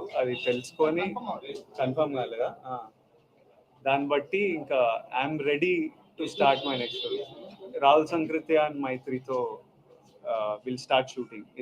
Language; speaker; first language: Telugu; native; Telugu